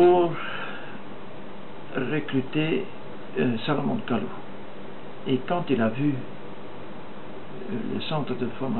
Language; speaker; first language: French; non-native, fluent; Dutch